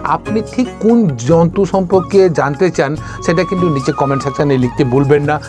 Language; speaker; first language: Bangla; non-native, local second language; Kok Borok